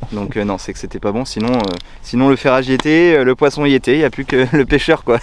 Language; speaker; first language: French; native; French